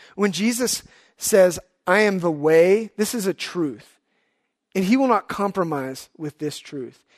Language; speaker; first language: English; native; English